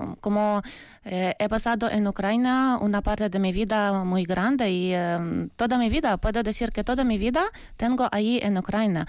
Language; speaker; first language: Spanish; non-native, learner; Ukrainian